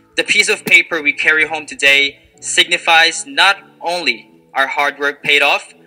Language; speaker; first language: English; non-native, local second language; Filipino